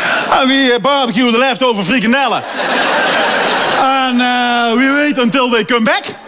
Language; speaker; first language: English; non-native, fluent; Dutch